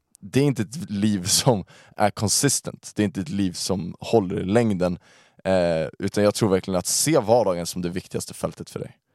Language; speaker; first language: Swedish; native; Swedish